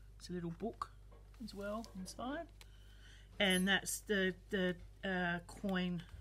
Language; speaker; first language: English; native; English